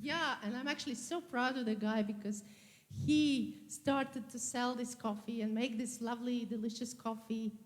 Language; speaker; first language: English; non-native, fluent; Latvian